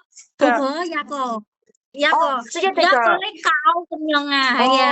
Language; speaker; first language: Cantonese; non-native, learner; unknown